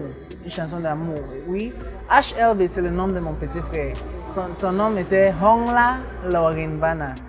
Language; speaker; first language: French; non-native, local second language; English